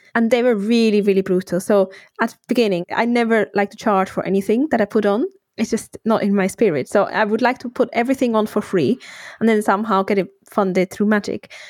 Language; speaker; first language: English; non-native, fluent; Swiss German